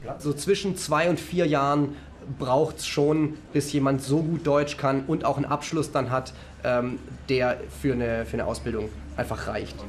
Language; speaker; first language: German; native; German